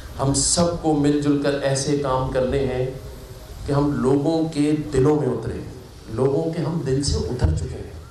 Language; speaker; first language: Urdu; native; Urdu